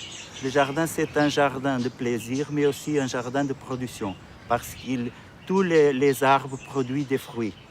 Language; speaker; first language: French; non-native, local second language; Portuguese